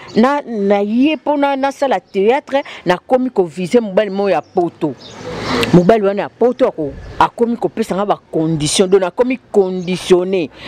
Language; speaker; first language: Lingala; native; Lingala